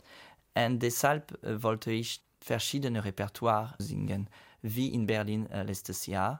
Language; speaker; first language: German; non-native, fluent; French